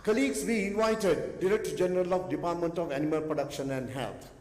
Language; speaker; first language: English; non-native, local second language; Sinhala